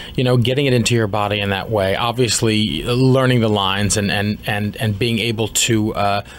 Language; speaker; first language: English; native; English